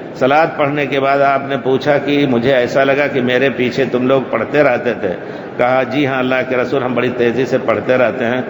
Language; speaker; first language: Urdu; native; Urdu